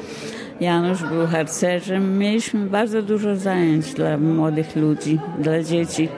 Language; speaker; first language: Polish; early bilingual, heritage; Polish